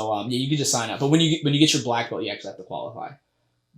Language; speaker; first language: English; native; English